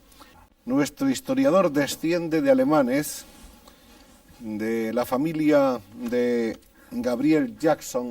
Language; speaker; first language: Spanish; native; Spanish